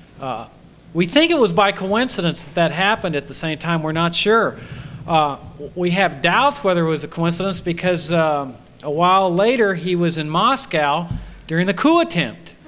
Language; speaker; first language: English; native; English